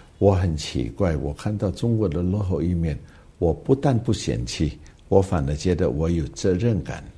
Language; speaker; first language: Chinese; early bilingual, heritage; Hakka Chinese